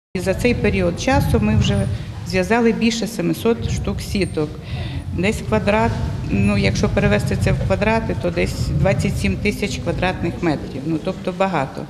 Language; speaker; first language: Ukrainian; native; Ukrainian